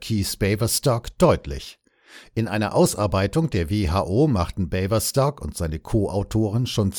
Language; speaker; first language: German; native; German